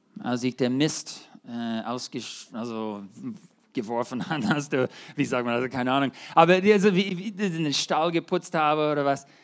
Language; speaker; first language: German; non-native, fluent; English